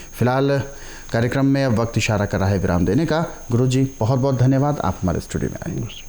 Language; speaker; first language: Hindi; native; Hindi